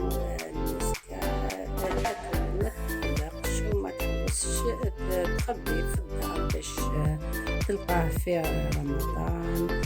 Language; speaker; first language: Arabic; non-native, local second language; Kabyle